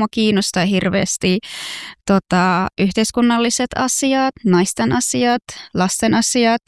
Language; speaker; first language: Finnish; non-native, fluent; Persian